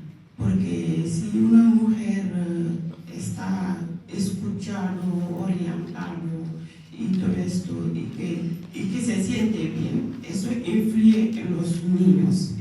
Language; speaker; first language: Spanish; non-native, local second language; Wolof